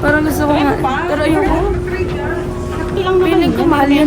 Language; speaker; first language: Filipino; native; Filipino